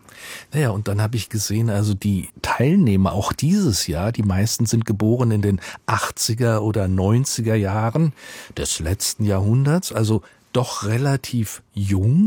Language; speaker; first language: German; native; German